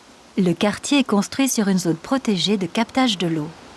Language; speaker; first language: French; native; French